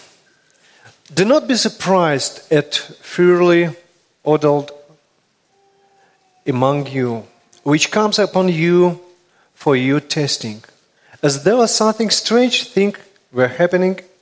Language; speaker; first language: English; non-native, fluent; Russian